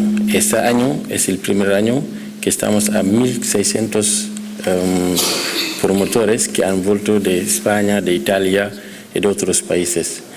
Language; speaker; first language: Spanish; non-native, fluent; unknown